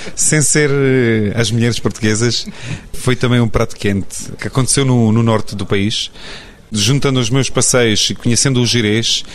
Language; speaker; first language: Portuguese; non-native, fluent; Bosnian